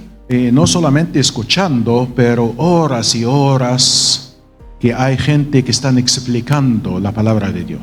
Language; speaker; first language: Spanish; non-native, fluent; Arabic